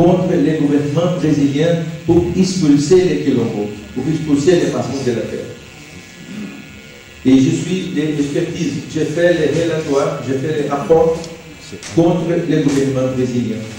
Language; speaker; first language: French; non-native, learner; Portuguese